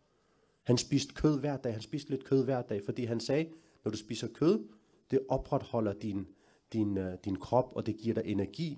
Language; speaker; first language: Danish; early bilingual, other home language; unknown